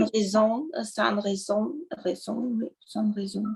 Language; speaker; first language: French; non-native, learner; Russian